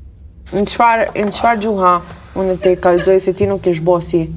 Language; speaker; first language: Albanian; early bilingual, heritage; Albanian